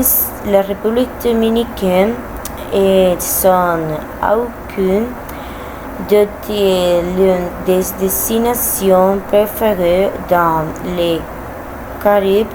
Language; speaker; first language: French; non-native, learner; Spanish